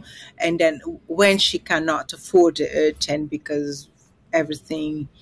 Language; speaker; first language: English; non-native, fluent; Upper Guinea Crioulo